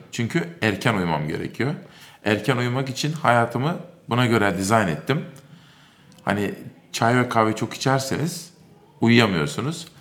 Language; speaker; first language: Turkish; native; Turkish